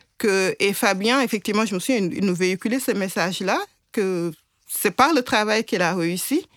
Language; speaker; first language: French; non-native, local second language; Wolof